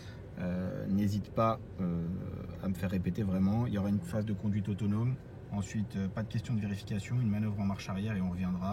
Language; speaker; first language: French; native; French